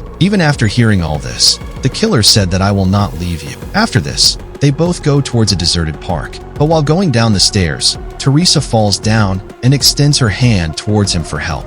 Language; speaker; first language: English; non-native, local second language; Hindi